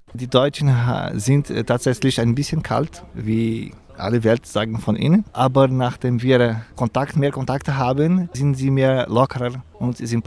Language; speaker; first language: German; non-native, learner; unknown